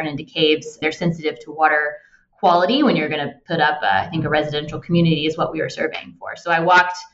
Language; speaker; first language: English; native; English